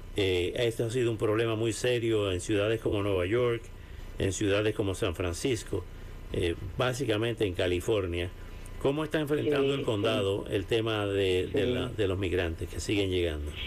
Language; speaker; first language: Spanish; native; Spanish